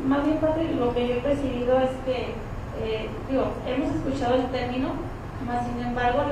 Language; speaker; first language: Spanish; native; Spanish